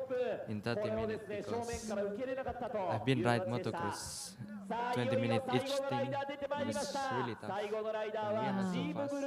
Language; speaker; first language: English; non-native, fluent; Japanese